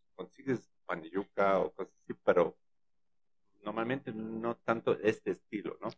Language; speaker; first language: Spanish; non-native, fluent; German